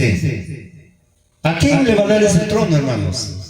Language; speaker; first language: Spanish; native; Spanish